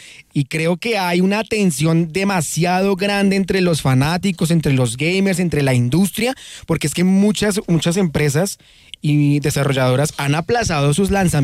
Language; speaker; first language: Spanish; native; Spanish